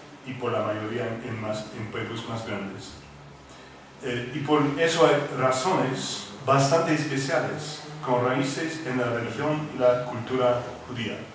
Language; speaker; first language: Spanish; non-native, fluent; English